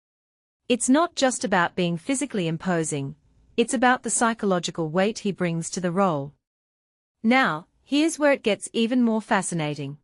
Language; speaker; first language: English; native; English